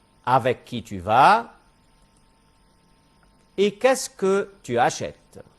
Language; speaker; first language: French; non-native, fluent; Arabic